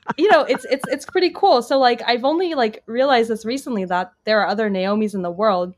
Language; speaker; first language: English; early bilingual, other home language; Japanese